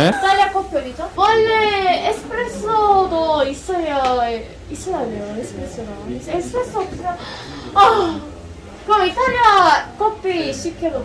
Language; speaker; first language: Korean; non-native, learner; Italian